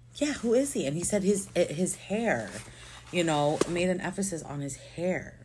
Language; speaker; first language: English; non-native, local second language; Filipino